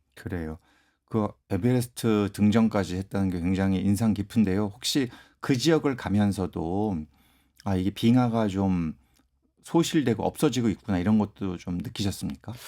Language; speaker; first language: Korean; native; Korean